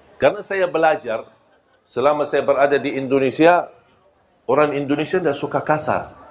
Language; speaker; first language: Malay; non-native, fluent; Arabic